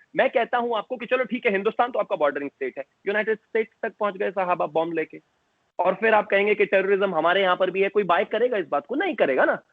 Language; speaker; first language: Hindi; native; Hindi